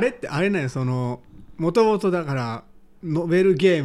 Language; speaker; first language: Japanese; native; Japanese